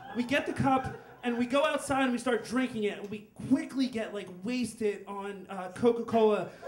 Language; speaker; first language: English; native; English